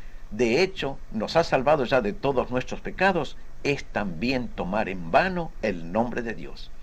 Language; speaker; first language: Spanish; native; Spanish